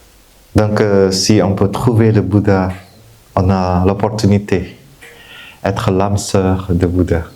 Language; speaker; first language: French; non-native, fluent; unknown